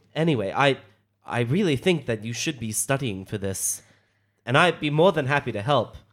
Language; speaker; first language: English; native; English